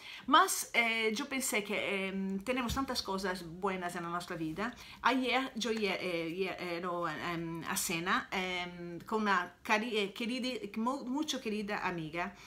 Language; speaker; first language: Spanish; non-native, learner; Italian